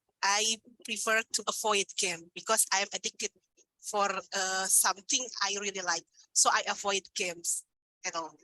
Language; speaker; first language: English; non-native, learner; Indonesian